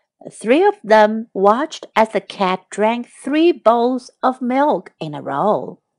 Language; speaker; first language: English; non-native, fluent; Chinese